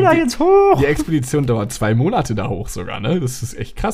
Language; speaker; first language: German; native; German